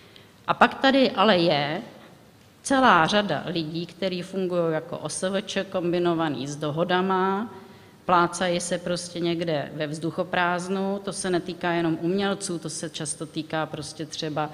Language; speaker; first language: Czech; native; Czech